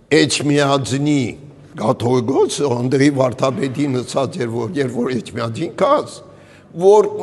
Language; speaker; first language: Armenian; early bilingual, heritage; Armenian